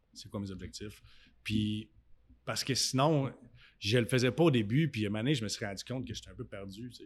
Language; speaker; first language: French; native; French